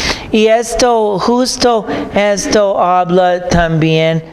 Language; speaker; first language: Spanish; non-native, fluent; English